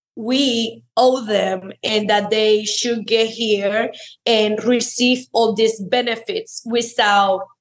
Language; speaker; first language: English; non-native, fluent; Spanish